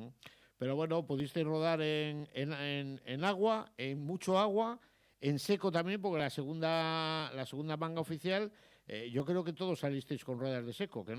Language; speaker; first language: Spanish; native; Spanish